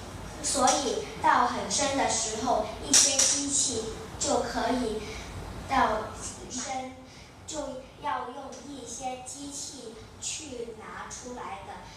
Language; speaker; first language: Chinese; non-native, local second language; Cantonese